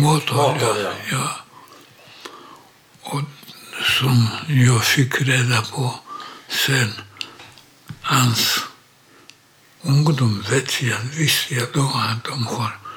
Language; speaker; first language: Swedish; non-native, learner; Polish